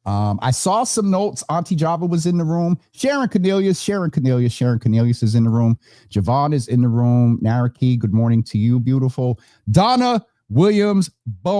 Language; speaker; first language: English; native; English